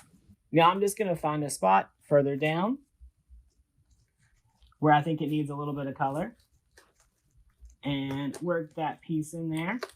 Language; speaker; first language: English; native; English